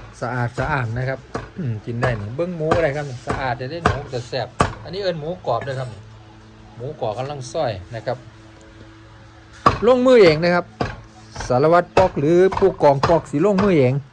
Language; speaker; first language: Thai; non-native, local second language; Northeastern Thai